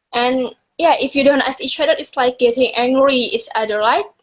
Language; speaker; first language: English; non-native, learner; Indonesian